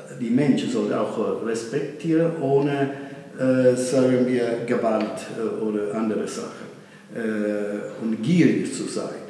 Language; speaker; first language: German; non-native, learner; Italian